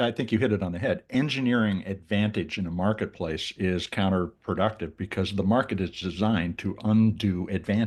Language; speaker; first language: English; native; English